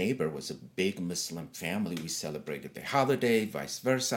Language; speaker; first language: English; non-native, fluent; Tigrinya